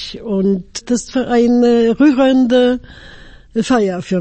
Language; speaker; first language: German; non-native, fluent; Polish